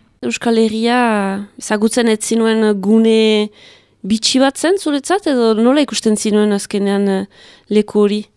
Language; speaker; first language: Basque; native; Basque